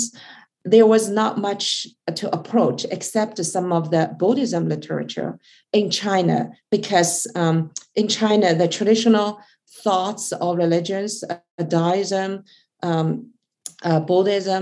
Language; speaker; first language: English; non-native, fluent; Chinese